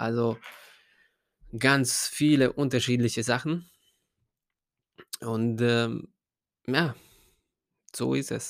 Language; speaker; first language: German; non-native, fluent; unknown